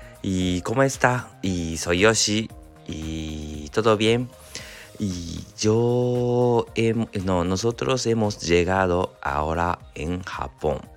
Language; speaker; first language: Spanish; non-native, learner; Japanese